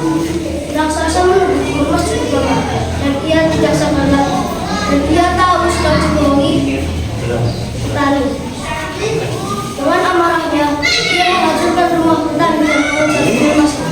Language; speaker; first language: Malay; non-native, local second language; Javanese